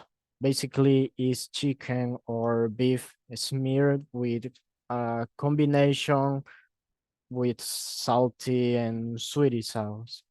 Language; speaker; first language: English; non-native, learner; Spanish